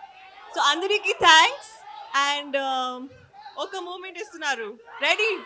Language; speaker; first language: Telugu; non-native, learner; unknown